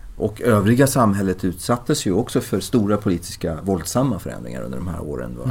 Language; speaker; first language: Swedish; early bilingual, other home language; Persian